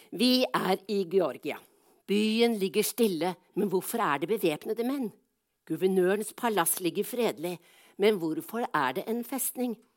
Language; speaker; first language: Norwegian; native; Norwegian